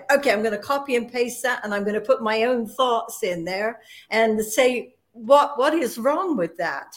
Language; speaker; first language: English; native; English